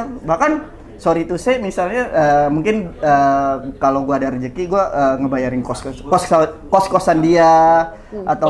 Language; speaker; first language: Indonesian; native; Indonesian